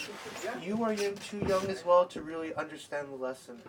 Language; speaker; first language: English; native; English